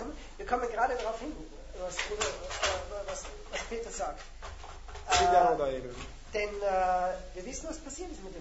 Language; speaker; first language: German; native; German